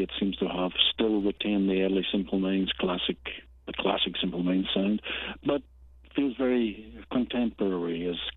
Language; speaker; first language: English; native; English